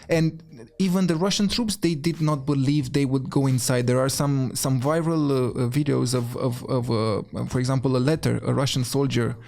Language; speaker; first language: English; non-native, fluent; Romanian